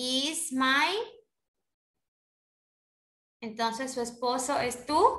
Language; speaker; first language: Spanish; non-native, learner; English